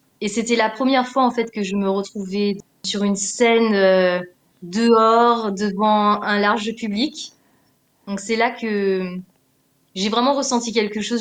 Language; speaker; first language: French; native; French